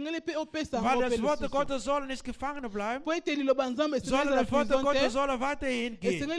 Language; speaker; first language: German; non-native, learner; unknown